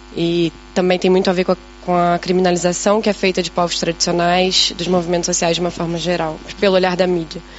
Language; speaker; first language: Portuguese; native; Portuguese